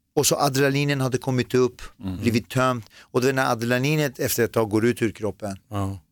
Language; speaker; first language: Swedish; early bilingual, other home language; Persian